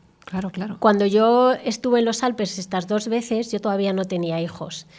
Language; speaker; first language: Spanish; native; Spanish